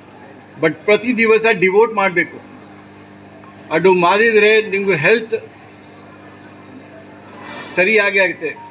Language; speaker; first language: Kannada; non-native, fluent; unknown